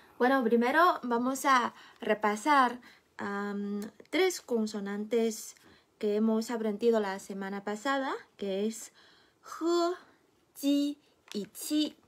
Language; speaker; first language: Spanish; non-native, fluent; Chinese